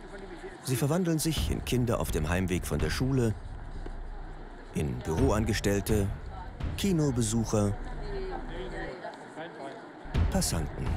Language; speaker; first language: German; native; German